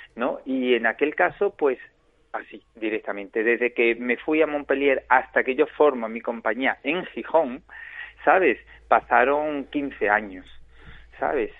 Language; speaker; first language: Spanish; native; Spanish